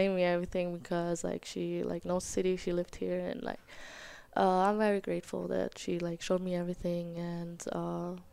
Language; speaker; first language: English; non-native, fluent; German